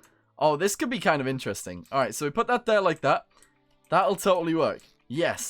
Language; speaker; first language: English; native; English